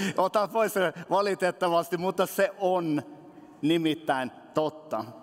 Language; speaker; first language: Finnish; non-native, local second language; Swedish